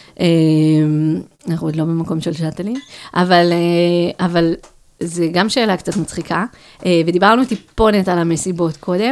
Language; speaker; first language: Hebrew; native; Hebrew